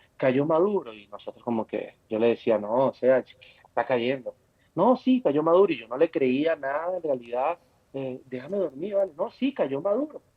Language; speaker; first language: Spanish; native; Spanish